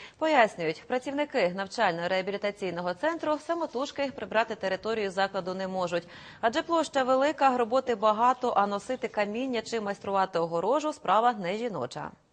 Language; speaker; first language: Ukrainian; native; Ukrainian